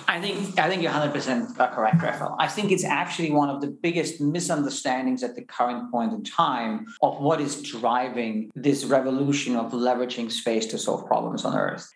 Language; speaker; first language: English; non-native, fluent; German